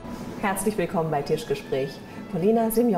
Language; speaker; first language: German; native; German